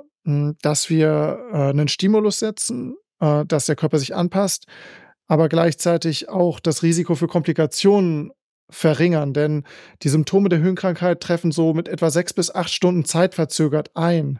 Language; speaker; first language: German; native; German